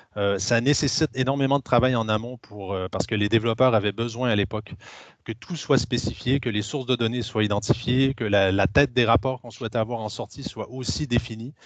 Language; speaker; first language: French; native; French